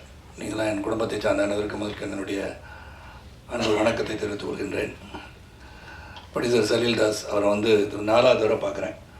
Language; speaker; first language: Tamil; native; Tamil